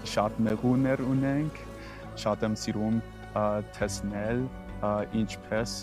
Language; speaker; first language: Armenian; non-native, learner; English